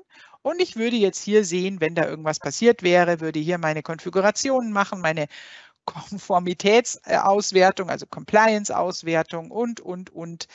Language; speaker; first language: German; native; German